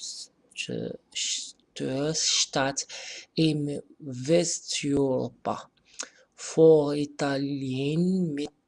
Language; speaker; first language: German; non-native, fluent; Arabic